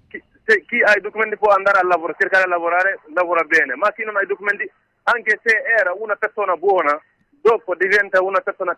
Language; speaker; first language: Italian; non-native, learner; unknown